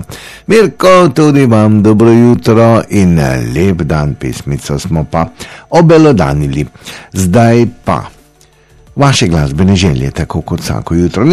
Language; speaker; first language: Slovenian; native; Slovenian